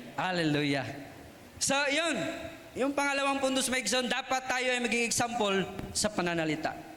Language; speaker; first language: Filipino; non-native, local second language; Cebuano